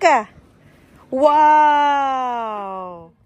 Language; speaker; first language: Dutch; non-native, learner; Filipino